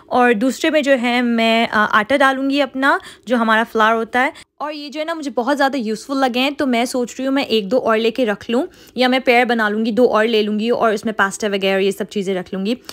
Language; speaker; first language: Urdu; native; Urdu